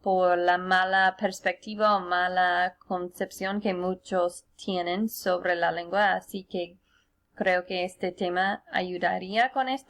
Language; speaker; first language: Spanish; non-native, fluent; English